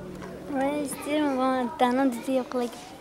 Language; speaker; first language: Turkish; non-native, local second language; Kurdish